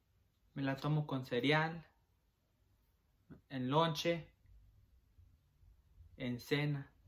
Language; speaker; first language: Spanish; early bilingual, heritage; Spanish